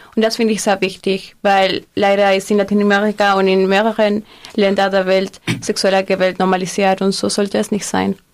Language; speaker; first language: German; non-native, learner; Spanish